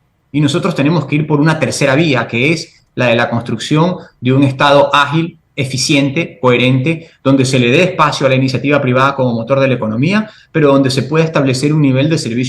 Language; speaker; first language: Spanish; native; Spanish